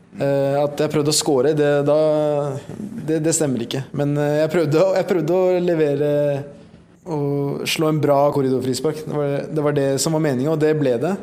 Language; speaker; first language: Norwegian; early bilingual, other home language; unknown